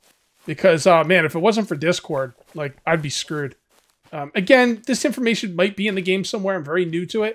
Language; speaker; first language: English; native; English